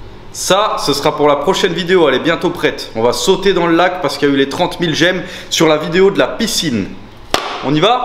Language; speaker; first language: French; native; French